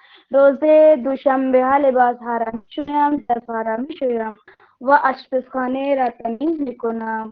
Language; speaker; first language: Persian; non-native, learner; Urdu